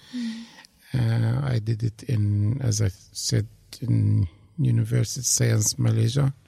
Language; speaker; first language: English; non-native, fluent; Arabic